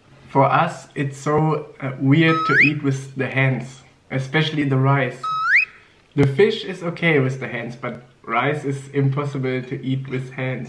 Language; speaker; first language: English; non-native, fluent; German